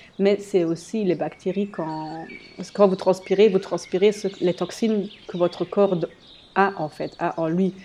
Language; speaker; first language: French; non-native, fluent; German